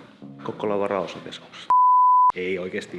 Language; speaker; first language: Finnish; native; Finnish